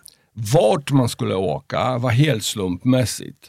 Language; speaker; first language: Swedish; non-native, fluent; Polish